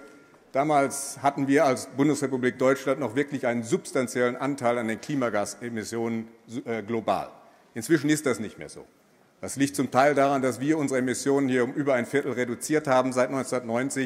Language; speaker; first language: German; native; German